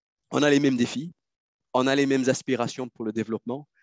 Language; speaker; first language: French; native; French